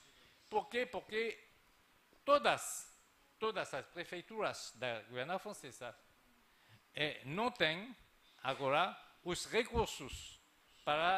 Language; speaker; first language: Portuguese; non-native, fluent; French